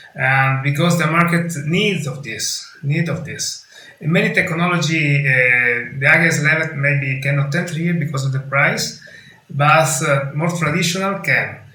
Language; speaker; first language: English; non-native, fluent; Italian